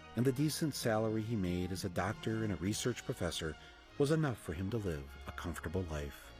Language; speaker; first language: English; native; English